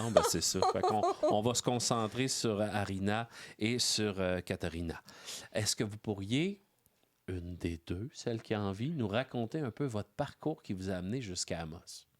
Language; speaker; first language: French; native; French